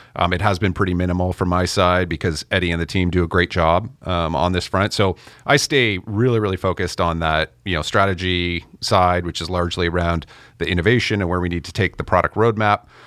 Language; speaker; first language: English; native; English